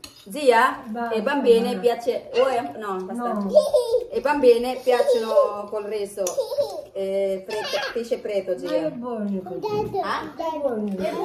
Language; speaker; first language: Italian; non-native, learner; Filipino